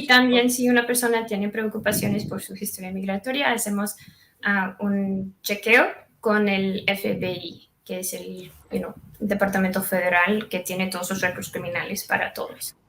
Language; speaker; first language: Spanish; non-native, fluent; English